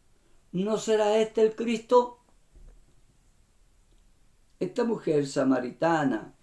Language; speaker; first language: Spanish; native; Spanish